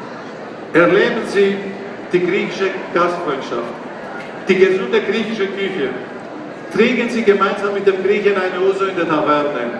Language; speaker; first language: German; non-native, fluent; Greek